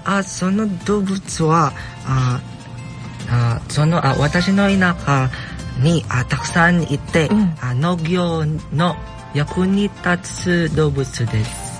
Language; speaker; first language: Japanese; non-native, learner; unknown